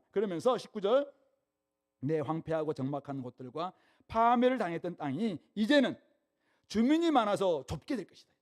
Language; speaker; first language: Korean; native; Korean